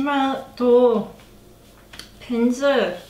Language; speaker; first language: Korean; non-native, learner; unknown